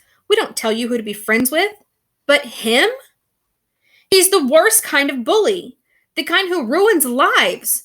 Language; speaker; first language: English; native; English